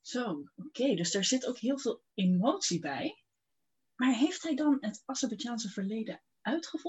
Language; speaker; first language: Dutch; native; Dutch